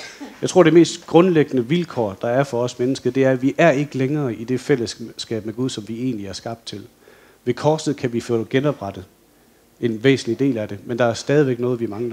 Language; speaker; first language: Danish; native; Danish